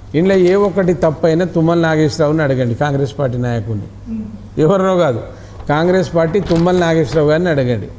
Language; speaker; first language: Telugu; non-native, local second language; Lambadi